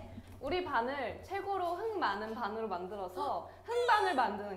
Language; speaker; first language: Korean; native; Korean